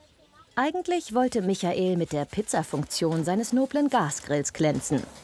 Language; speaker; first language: German; native; German